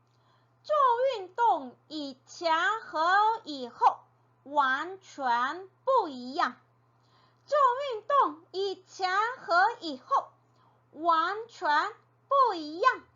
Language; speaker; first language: Chinese; non-native, fluent; Korean